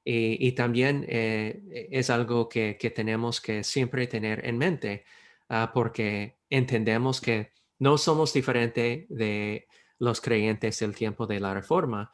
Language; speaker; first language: Spanish; non-native, fluent; English